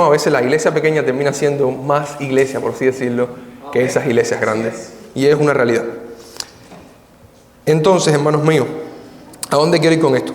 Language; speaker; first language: Spanish; native; Spanish